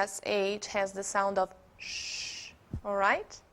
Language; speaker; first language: English; non-native, fluent; Portuguese